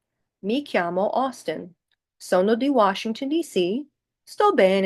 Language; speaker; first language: Italian; non-native, fluent; English